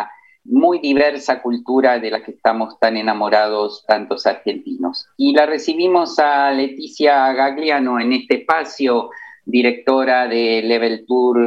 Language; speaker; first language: Spanish; native; Spanish